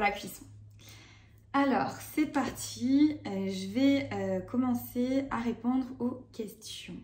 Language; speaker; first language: French; native; French